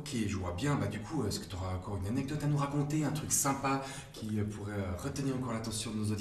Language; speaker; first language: French; native; French